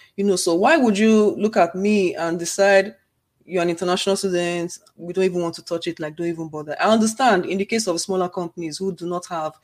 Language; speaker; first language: English; non-native, local second language; Igbo